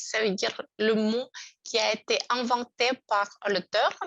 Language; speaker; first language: French; non-native, fluent; Russian